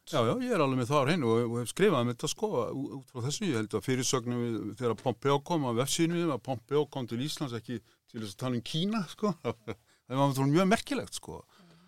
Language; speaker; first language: Icelandic; native; Icelandic